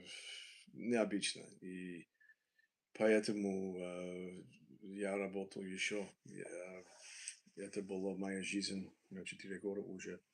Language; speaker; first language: Russian; non-native, learner; English